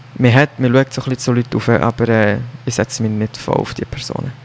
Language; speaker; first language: German; native; German